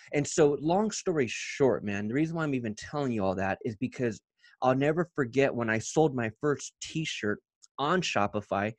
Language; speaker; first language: English; native; English